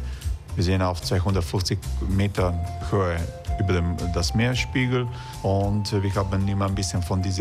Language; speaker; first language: German; non-native, fluent; Croatian